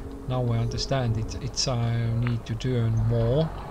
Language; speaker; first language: English; non-native, learner; Estonian